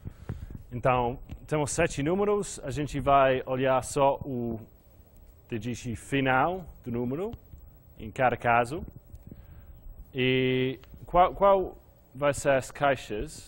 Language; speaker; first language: Portuguese; non-native, fluent; English